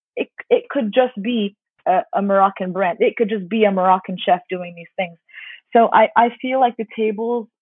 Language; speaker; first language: English; early bilingual, other home language; Arabic